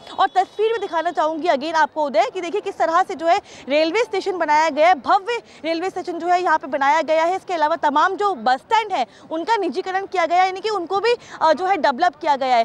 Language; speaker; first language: Hindi; native; Hindi